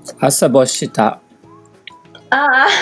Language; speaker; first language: Japanese; non-native, learner; English